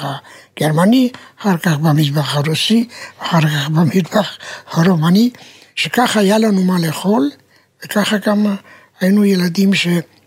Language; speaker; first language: Hebrew; non-native, fluent; Romanian